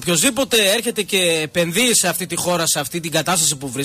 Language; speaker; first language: Greek; native; Greek